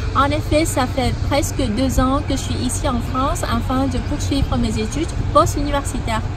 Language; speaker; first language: French; non-native, fluent; Vietnamese